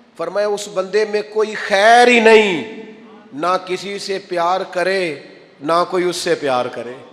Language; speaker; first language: Urdu; non-native, local second language; Punjabi